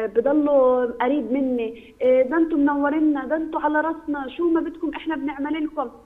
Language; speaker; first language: Arabic; native; Arabic